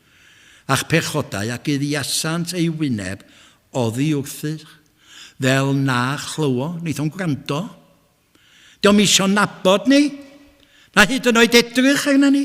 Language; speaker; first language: Welsh; native; Welsh